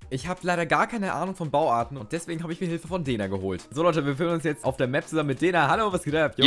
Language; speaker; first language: German; native; German